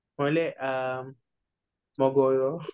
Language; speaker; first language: Korean; non-native, learner; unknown